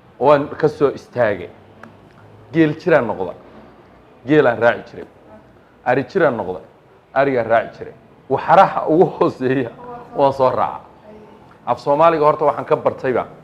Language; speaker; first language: Somali; native; Somali